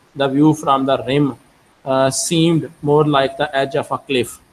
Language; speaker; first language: English; non-native, local second language; Urdu